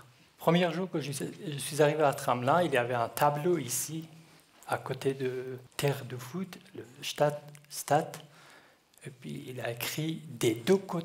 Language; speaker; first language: French; non-native, learner; Kurdish